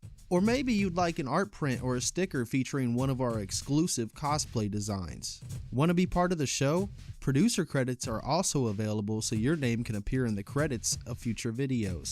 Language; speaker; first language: English; native; English